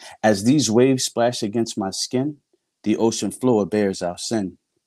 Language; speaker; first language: English; native; English